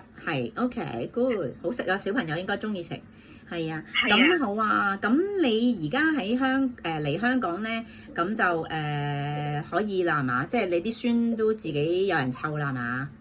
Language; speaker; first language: Cantonese; native; Cantonese